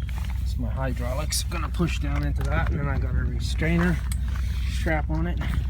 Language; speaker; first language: English; native; English